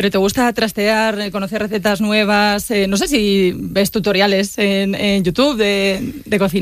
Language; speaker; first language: Spanish; native; Spanish